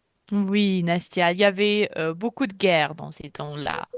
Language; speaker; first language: French; non-native, fluent; Russian